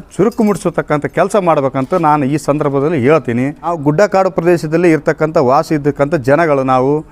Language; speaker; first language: Kannada; native; Kannada